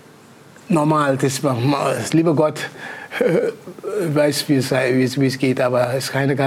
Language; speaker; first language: German; non-native, fluent; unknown